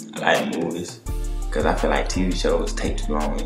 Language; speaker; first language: English; native; English